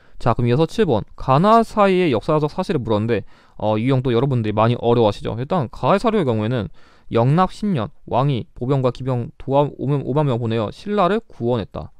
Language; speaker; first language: Korean; native; Korean